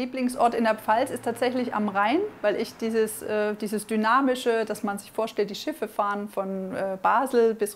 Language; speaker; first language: German; native; German